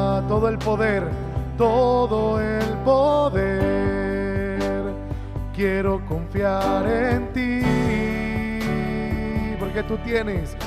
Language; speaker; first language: Spanish; native; Spanish